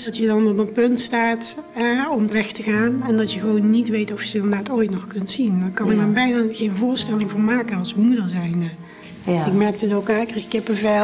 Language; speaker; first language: Dutch; native; Dutch